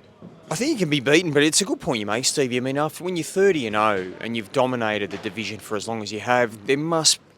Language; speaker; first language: English; native; English